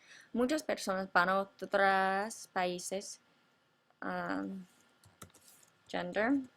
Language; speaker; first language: Spanish; non-native, fluent; English